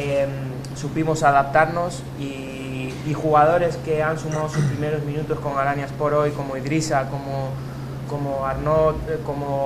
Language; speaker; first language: Spanish; native; Spanish